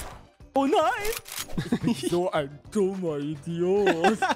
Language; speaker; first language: German; native; German